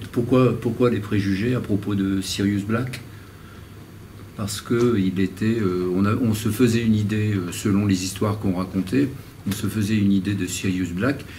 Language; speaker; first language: French; native; French